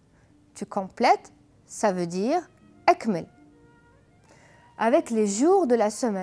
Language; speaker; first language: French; non-native, fluent; Arabic